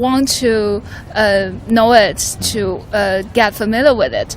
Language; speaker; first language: English; non-native, fluent; Chinese